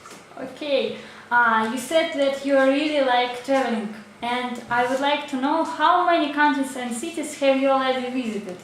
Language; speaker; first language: English; non-native, learner; Russian